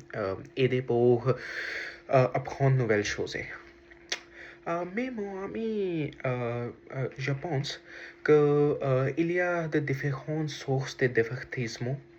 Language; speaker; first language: French; non-native, learner; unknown